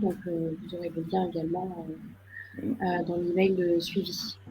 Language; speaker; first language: French; native; French